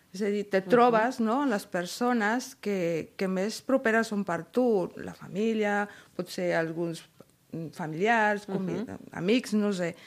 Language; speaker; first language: Catalan; non-native, fluent; Spanish